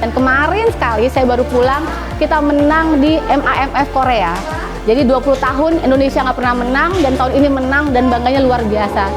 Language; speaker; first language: Indonesian; native; Indonesian